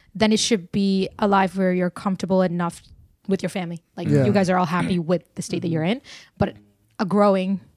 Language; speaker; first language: English; early bilingual, other home language; Burmese